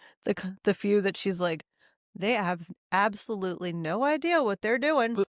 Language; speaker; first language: English; native; English